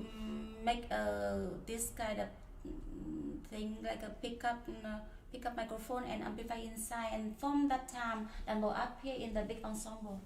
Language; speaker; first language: English; non-native, learner; Vietnamese